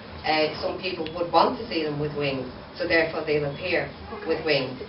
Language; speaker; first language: English; native; English